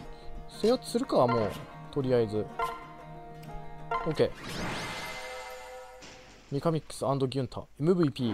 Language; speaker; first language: Japanese; native; Japanese